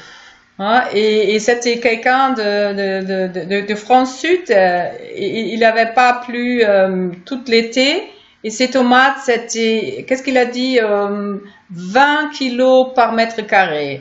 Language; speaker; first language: French; non-native, fluent; German